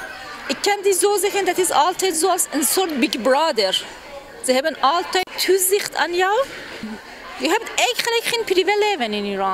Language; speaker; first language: Dutch; non-native, fluent; Persian